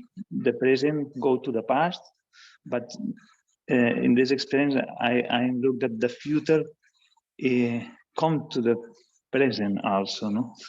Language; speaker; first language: English; non-native, learner; Spanish